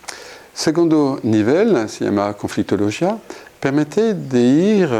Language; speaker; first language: Spanish; non-native, fluent; French